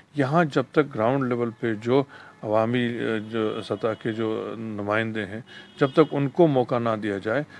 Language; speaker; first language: Urdu; native; Urdu